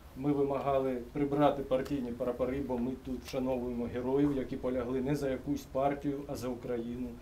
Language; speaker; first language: Ukrainian; native; Ukrainian